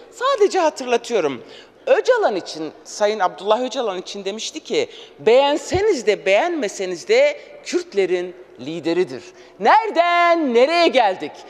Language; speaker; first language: Turkish; non-native, local second language; Kurdish